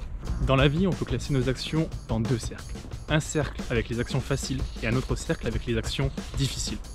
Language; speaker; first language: French; native; French